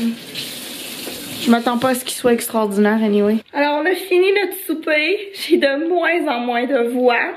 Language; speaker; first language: French; native; French